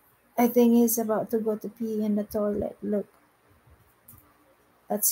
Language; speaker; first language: English; non-native, local second language; Filipino